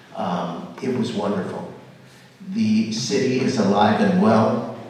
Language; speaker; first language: English; native; English